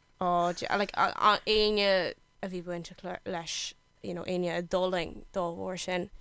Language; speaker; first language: Irish; non-native, local second language; English